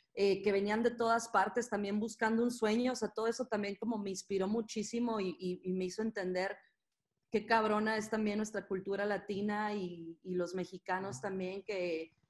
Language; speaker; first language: Spanish; native; Spanish